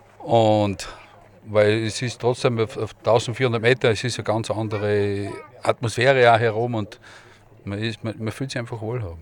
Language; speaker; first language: German; native; German